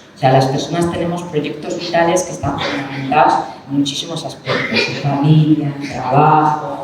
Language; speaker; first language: Spanish; native; Spanish